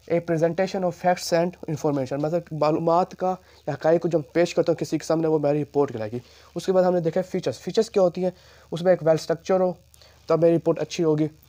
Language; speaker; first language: Urdu; non-native, local second language; Punjabi